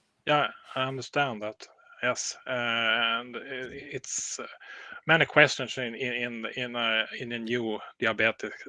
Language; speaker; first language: English; non-native, learner; Swedish